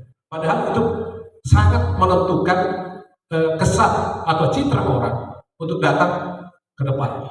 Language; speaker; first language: Indonesian; native; Indonesian